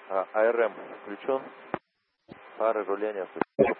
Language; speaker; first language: Russian; native; Russian